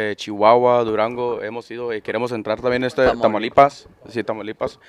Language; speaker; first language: Spanish; native; Spanish